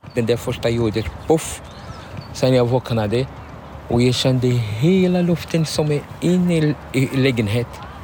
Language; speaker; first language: Swedish; non-native, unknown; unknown